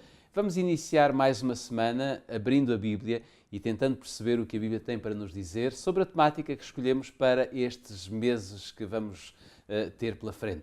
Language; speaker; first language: Portuguese; native; Portuguese